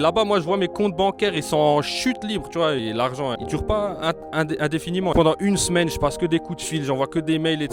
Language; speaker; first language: French; native; French